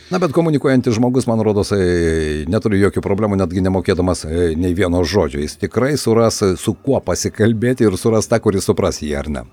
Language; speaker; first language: Lithuanian; native; Lithuanian